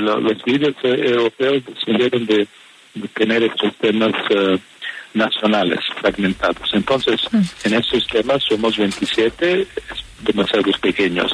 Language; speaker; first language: Spanish; non-native, fluent; Italian